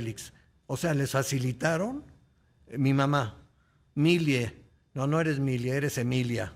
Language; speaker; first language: Spanish; native; Spanish